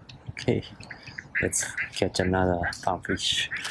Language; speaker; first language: English; non-native, fluent; Japanese